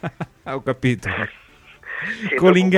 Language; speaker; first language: Italian; native; Italian